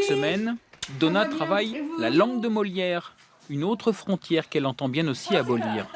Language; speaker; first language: French; native; French